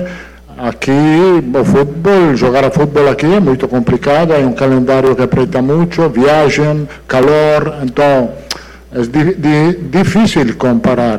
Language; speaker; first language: Portuguese; non-native, fluent; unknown